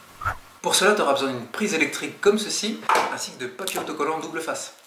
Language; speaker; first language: French; native; French